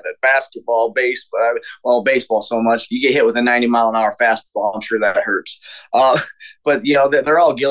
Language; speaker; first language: English; native; English